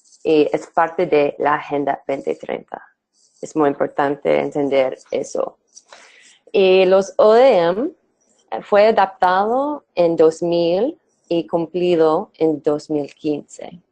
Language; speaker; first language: Spanish; non-native, fluent; English